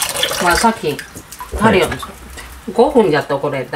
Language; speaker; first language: Japanese; native; Japanese